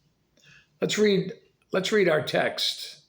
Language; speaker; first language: English; native; English